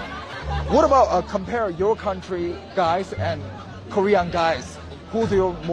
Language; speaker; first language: English; non-native, learner; Korean